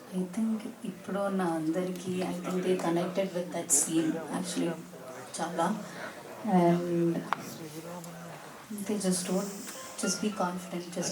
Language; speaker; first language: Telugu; non-native, learner; Malayalam